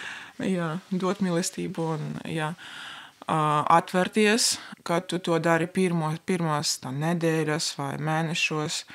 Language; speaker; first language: Latvian; non-native, local second language; Russian